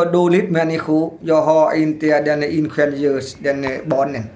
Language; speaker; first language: Swedish; non-native, learner; Vietnamese